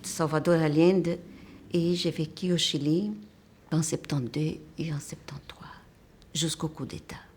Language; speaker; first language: French; non-native, fluent; Portuguese